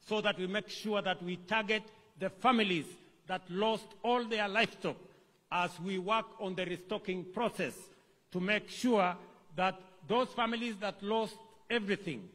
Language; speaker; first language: English; non-native, local second language; Kalenjin